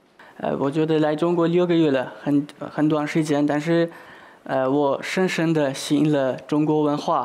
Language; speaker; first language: Chinese; non-native, learner; Persian